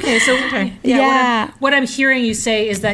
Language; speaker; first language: English; native; English